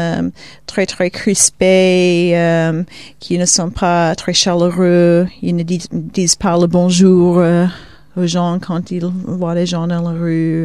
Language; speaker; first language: French; non-native, fluent; Swedish